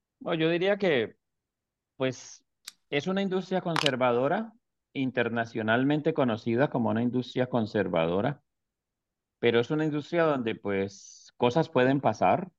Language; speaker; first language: Spanish; native; Spanish